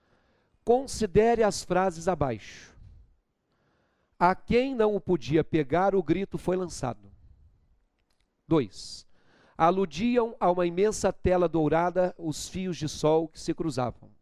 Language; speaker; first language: Portuguese; native; Portuguese